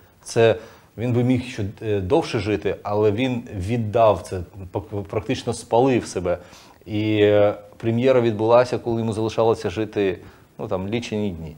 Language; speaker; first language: Ukrainian; non-native, local second language; Russian